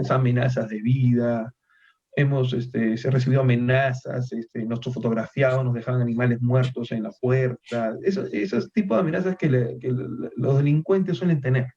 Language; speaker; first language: Spanish; native; Spanish